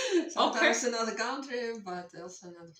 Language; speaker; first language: English; non-native, learner; Russian